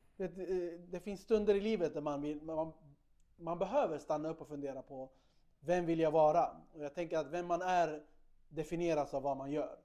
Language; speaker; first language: Swedish; early bilingual, other home language; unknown